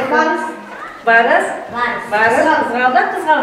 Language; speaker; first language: Kazakh; non-native, local second language; Uzbek